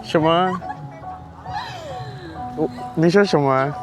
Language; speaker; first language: Chinese; non-native, learner; English